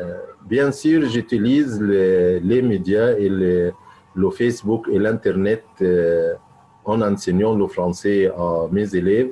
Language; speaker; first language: French; non-native, fluent; Arabic